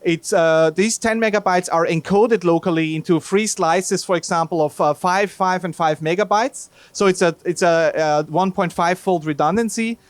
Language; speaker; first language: English; non-native, fluent; German